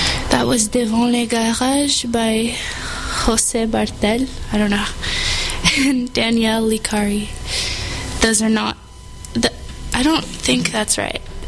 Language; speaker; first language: English; native; English